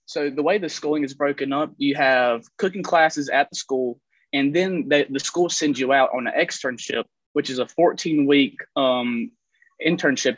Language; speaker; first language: English; native; English